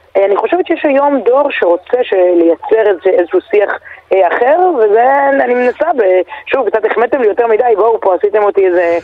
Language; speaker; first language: Hebrew; native; Hebrew